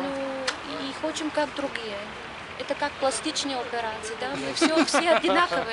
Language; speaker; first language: Russian; non-native, learner; Bulgarian